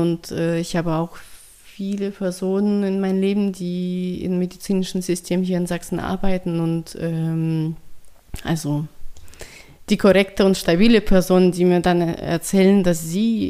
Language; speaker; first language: German; non-native, fluent; Russian